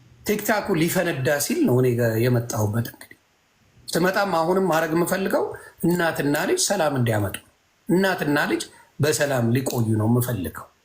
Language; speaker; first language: Amharic; non-native, local second language; Tigrinya